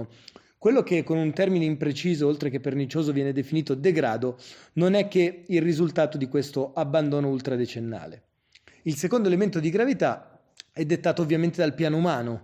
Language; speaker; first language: Italian; native; Italian